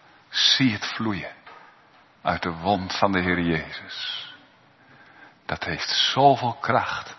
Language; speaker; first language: Dutch; native; Dutch